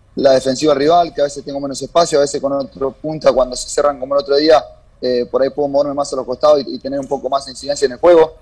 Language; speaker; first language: Spanish; native; Spanish